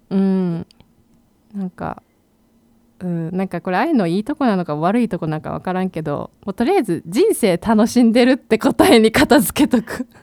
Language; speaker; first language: Japanese; native; Japanese